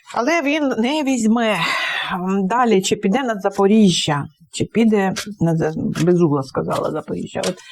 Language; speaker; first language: Ukrainian; native; Ukrainian